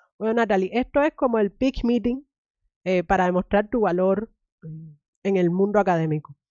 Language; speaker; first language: Spanish; native; Spanish